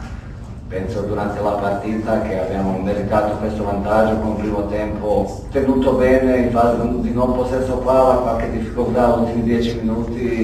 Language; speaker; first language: Italian; non-native, fluent; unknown